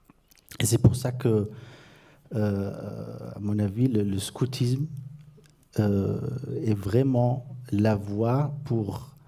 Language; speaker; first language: French; non-native, fluent; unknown